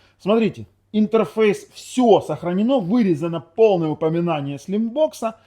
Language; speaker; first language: Russian; non-native, local second language; Ukrainian